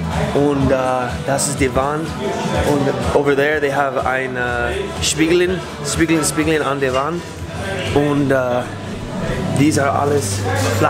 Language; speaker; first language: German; non-native, learner; English